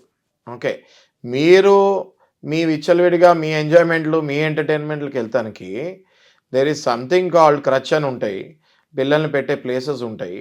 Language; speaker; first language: Telugu; native; Telugu